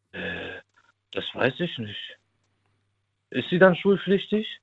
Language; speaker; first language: German; native; German